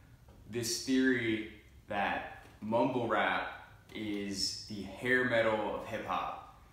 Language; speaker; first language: English; native; English